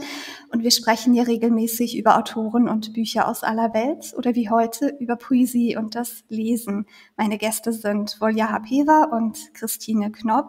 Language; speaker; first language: German; native; German